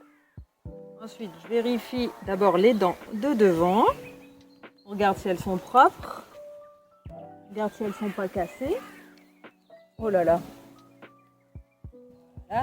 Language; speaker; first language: French; native; French